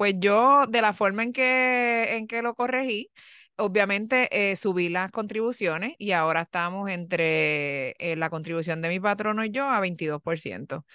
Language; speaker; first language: Spanish; early bilingual, heritage; Spanish